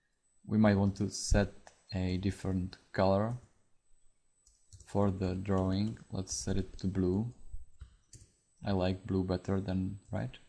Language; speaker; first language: English; non-native, fluent; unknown